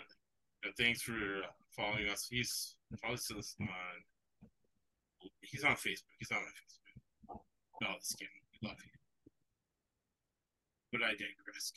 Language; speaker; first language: English; early bilingual, other home language; Spanish